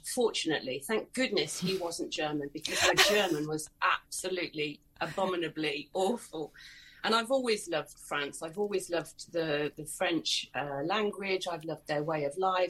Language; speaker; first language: English; native; English